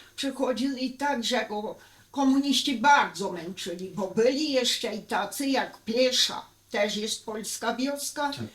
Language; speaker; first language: Polish; early bilingual, heritage; Polish